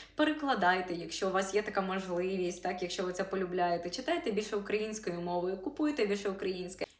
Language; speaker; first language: Ukrainian; non-native, local second language; Russian